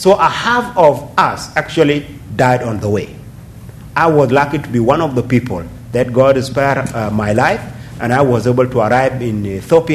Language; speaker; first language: English; non-native, fluent; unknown